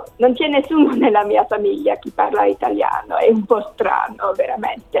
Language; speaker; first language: Italian; non-native, learner; English